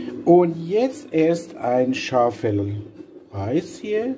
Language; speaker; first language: German; non-native, learner; Persian